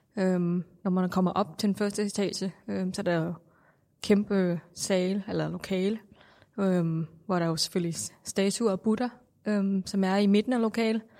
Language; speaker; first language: Danish; non-native, fluent; Thai